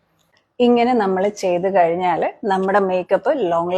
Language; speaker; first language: Malayalam; native; Malayalam